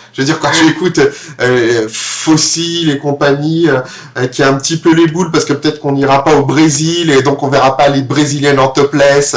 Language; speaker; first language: French; native; French